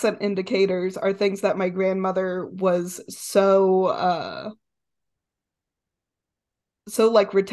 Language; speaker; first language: English; native; English